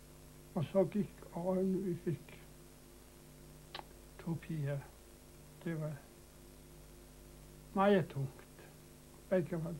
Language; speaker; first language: Danish; non-native, local second language; Faroese